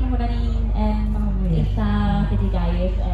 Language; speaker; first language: Welsh; non-native, local second language; English